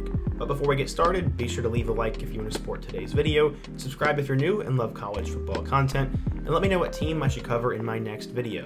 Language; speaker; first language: English; native; English